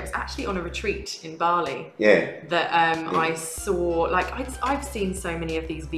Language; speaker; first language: English; native; English